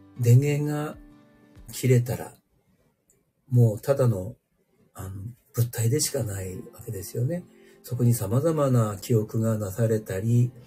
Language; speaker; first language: Japanese; native; Japanese